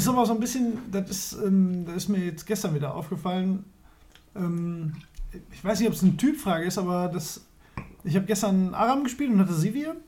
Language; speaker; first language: German; native; German